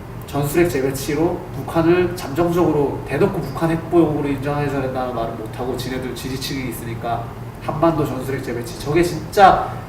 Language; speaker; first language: Korean; native; Korean